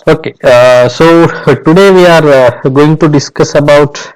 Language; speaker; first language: English; non-native, local second language; Kannada